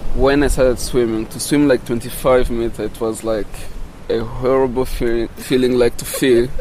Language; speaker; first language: English; non-native, fluent; Kinyarwanda